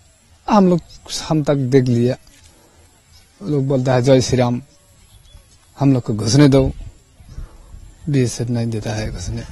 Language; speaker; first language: Hindi; non-native, local second language; Bangla